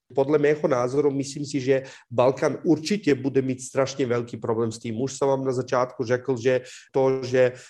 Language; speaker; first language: Czech; non-native, fluent; Serbian